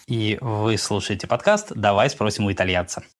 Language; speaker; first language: Russian; native; Russian